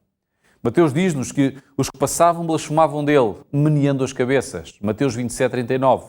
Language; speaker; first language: Portuguese; native; Portuguese